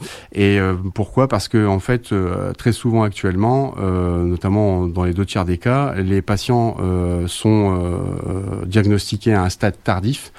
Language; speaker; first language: French; native; French